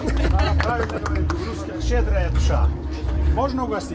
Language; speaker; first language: Russian; non-native, local second language; Kyrgyz